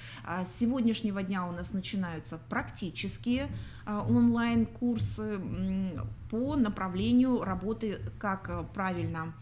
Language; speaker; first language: Russian; native; Russian